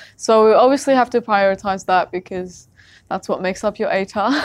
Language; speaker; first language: English; early bilingual, other home language; Arabic